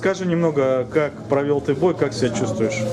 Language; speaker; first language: Russian; native; Russian